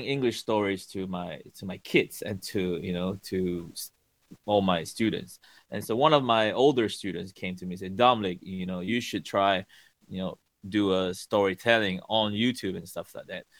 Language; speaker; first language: English; native; English